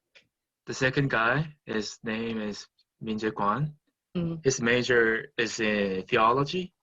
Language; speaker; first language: English; non-native, fluent; Korean